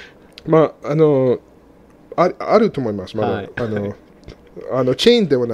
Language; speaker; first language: Japanese; non-native, fluent; English